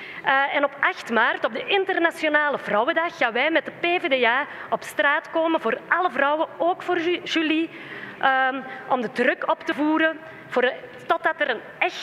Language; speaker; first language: Dutch; native; Dutch